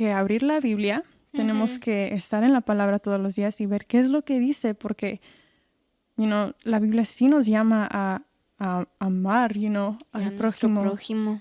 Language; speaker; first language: Spanish; early bilingual, heritage; Spanish